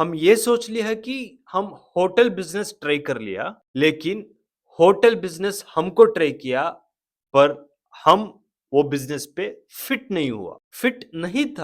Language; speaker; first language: Hindi; non-native, local second language; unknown